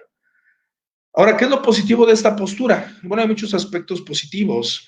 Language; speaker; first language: Spanish; native; Spanish